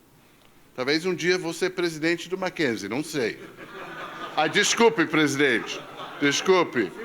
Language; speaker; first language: Portuguese; non-native, fluent; English